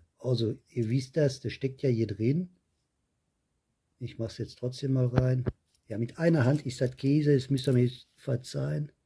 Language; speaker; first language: German; native; German